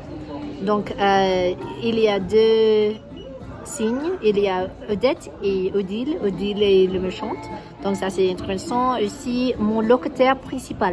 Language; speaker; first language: French; non-native, learner; English